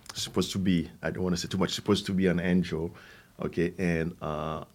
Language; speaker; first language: English; non-native, fluent; Haitian Creole